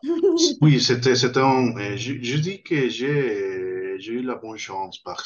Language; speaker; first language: French; non-native, fluent; Spanish